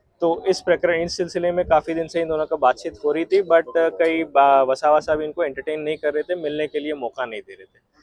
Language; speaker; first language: Hindi; non-native, local second language; Gujarati